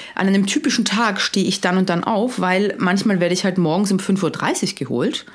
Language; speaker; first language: German; native; German